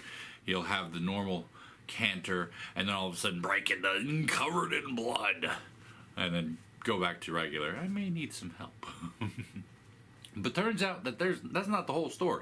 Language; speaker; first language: English; native; English